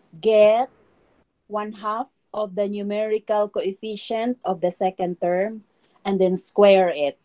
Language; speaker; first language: English; non-native, local second language; Filipino